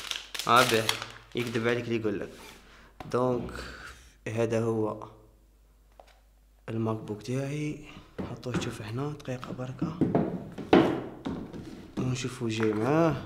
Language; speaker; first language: Arabic; native; Arabic